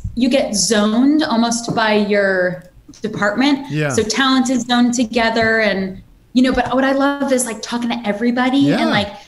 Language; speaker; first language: English; native; English